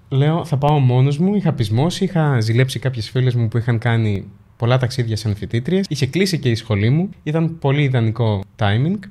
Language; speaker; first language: Greek; early bilingual, other home language; Ukrainian